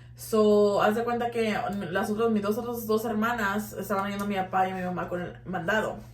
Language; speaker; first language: Spanish; early bilingual, heritage; Spanish